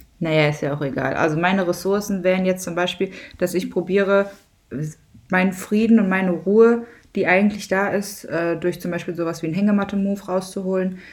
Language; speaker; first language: German; native; German